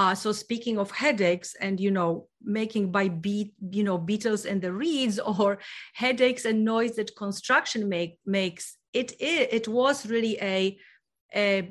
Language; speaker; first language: English; non-native, fluent; Polish